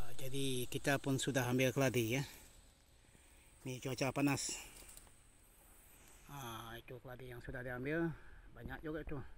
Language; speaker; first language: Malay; non-native, local second language; Iban